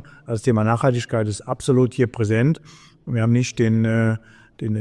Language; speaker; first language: German; native; German